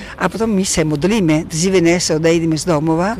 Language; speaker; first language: Czech; non-native, learner; Italian